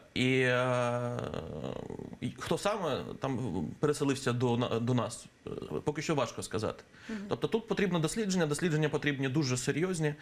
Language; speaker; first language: Ukrainian; native; Ukrainian